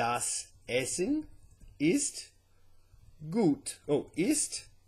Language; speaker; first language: German; non-native, learner; English